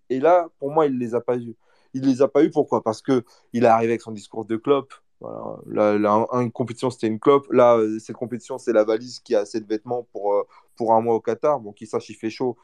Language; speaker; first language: French; early bilingual, other home language; Portuguese